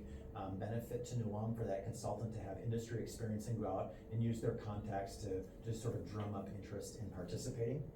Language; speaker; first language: English; native; English